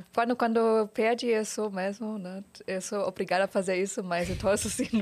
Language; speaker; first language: Portuguese; non-native, fluent; German